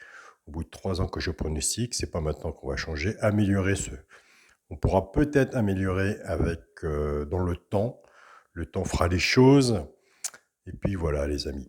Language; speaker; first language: French; native; French